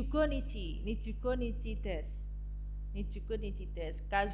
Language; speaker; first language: Japanese; non-native, learner; Indonesian